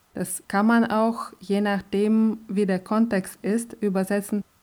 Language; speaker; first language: German; non-native, fluent; Russian